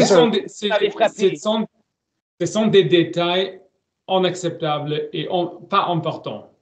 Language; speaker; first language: French; non-native, learner; German